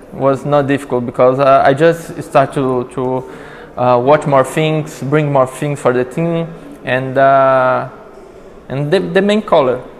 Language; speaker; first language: English; non-native, learner; Portuguese